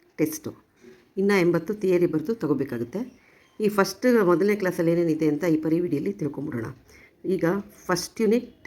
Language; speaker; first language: Kannada; native; Kannada